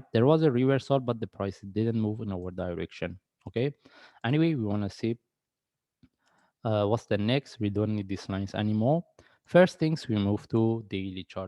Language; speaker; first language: English; non-native, fluent; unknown